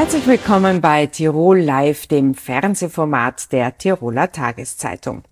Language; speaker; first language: German; native; German